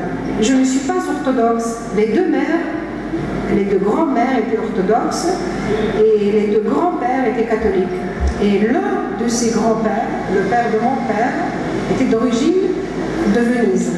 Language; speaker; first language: French; early bilingual, heritage; Greek